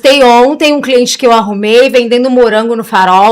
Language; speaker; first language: Portuguese; native; Portuguese